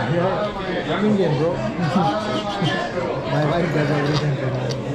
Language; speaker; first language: English; non-native, fluent; Hindi